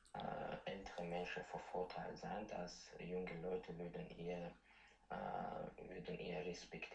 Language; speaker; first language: German; non-native, learner; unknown